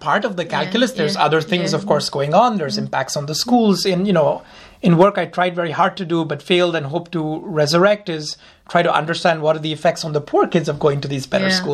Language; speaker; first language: English; non-native, local second language; Hindi